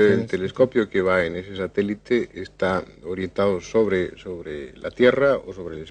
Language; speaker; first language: Spanish; native; Spanish